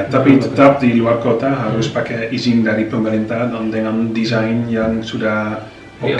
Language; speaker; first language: Indonesian; non-native, fluent; Dutch